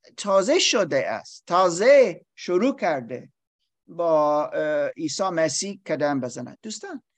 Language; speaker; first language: Persian; non-native, learner; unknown